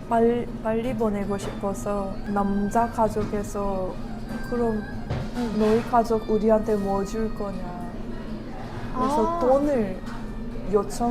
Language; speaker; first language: Korean; non-native, fluent; Hindi